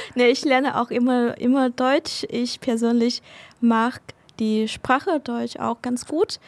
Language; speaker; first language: German; non-native, learner; Vietnamese